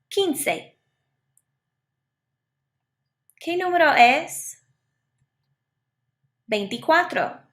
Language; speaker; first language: Spanish; non-native, fluent; English